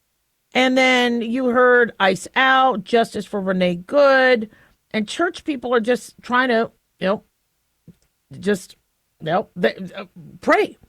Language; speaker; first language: English; native; English